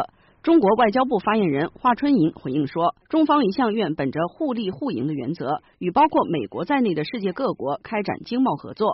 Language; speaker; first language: Chinese; native; Chinese